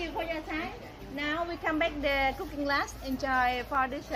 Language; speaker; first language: English; non-native, learner; Vietnamese